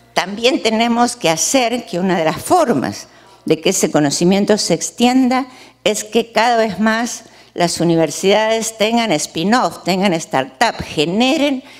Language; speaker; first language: Spanish; native; Spanish